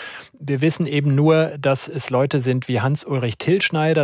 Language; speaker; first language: German; native; German